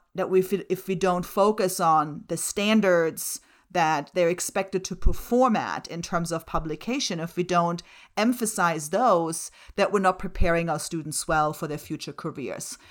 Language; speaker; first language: English; non-native, fluent; German